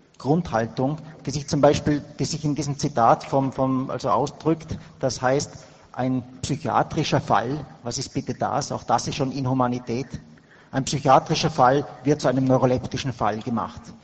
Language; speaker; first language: German; native; German